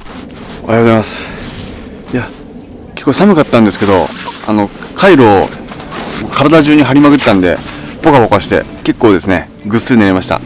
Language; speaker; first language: Japanese; native; Japanese